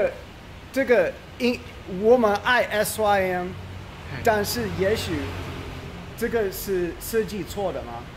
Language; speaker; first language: Chinese; non-native, learner; English